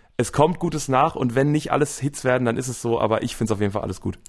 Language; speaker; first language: German; native; German